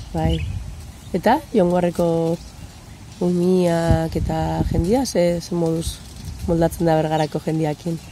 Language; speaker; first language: Basque; native; Basque